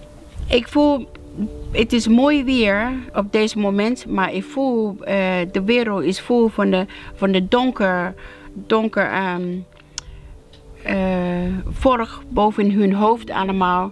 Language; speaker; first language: Dutch; non-native, learner; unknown